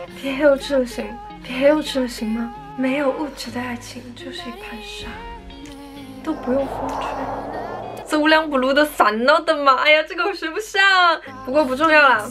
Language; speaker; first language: Chinese; native; Chinese